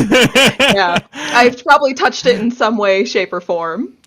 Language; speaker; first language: English; native; English